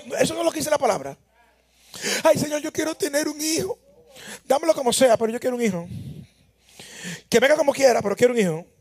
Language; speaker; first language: Spanish; native; Spanish